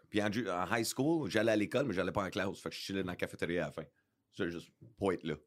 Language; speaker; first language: French; early bilingual, heritage; English